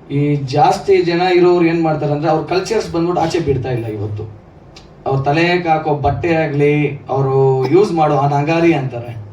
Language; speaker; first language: Kannada; non-native, local second language; Lambadi